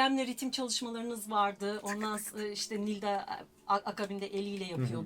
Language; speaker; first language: Turkish; native; Turkish